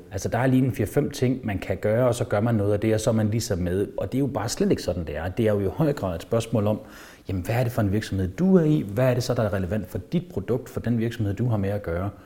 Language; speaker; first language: Danish; native; Danish